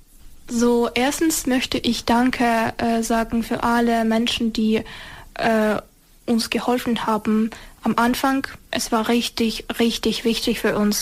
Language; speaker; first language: German; non-native, fluent; Ukrainian